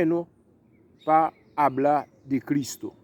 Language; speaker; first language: Spanish; non-native, learner; Haitian Creole